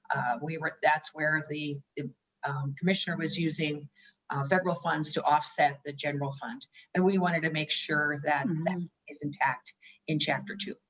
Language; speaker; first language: English; native; English